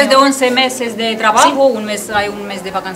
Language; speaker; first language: Spanish; non-native, learner; Romanian